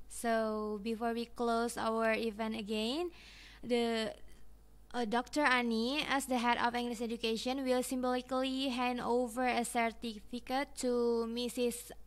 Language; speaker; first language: English; non-native, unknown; Indonesian